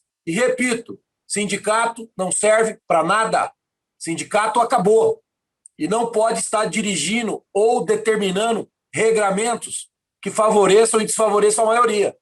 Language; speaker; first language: Portuguese; native; Portuguese